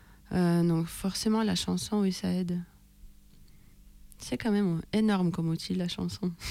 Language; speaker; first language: French; non-native, fluent; Russian